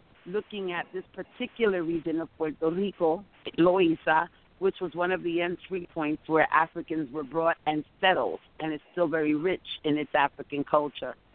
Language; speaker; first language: English; native; English